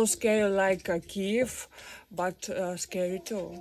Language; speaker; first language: English; non-native, learner; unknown